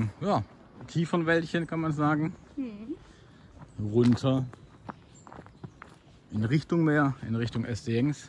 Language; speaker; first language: German; native; German